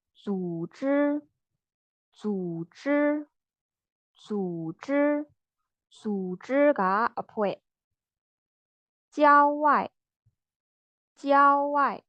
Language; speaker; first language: Chinese; non-native, learner; Burmese